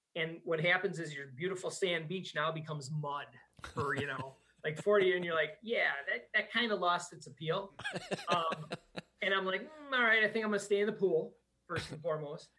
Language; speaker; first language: English; native; English